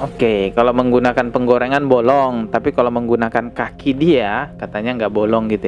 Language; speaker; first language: Indonesian; native; Indonesian